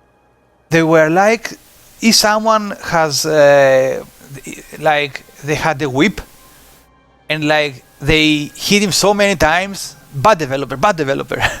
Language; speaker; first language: English; non-native, fluent; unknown